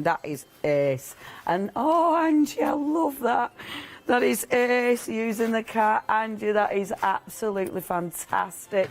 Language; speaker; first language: English; native; English